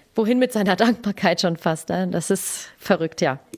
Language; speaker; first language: German; native; German